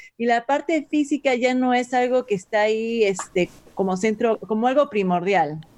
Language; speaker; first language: Spanish; native; Spanish